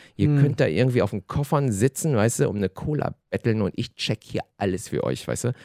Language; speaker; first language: German; early bilingual, other home language; Korean